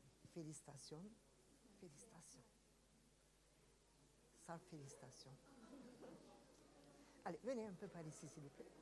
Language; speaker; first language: French; non-native, fluent; Turkish